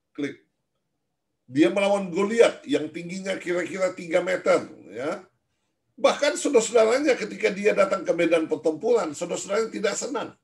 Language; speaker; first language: Indonesian; native; Indonesian